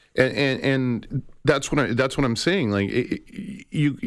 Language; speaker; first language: English; native; English